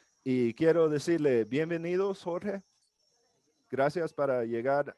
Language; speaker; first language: Spanish; non-native, learner; English